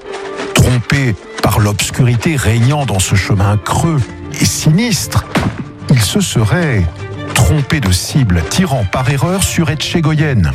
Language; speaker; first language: French; native; French